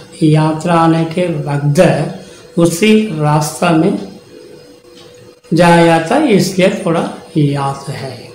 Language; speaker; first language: Hindi; non-native, local second language; Tamil